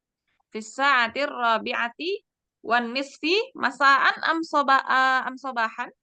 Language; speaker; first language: Arabic; non-native, fluent; Indonesian